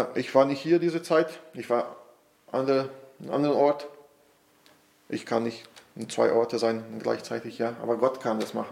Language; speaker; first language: German; non-native, fluent; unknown